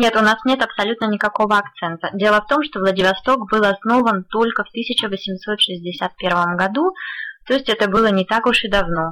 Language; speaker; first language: Russian; native; Russian